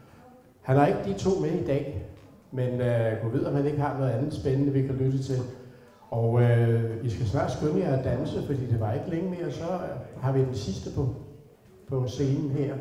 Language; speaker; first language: Danish; native; Danish